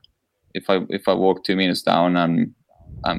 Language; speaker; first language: English; non-native, fluent; Italian